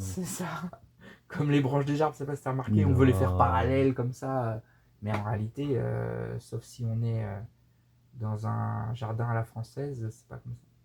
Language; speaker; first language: French; native; French